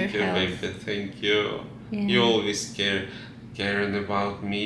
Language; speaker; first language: English; non-native, learner; Russian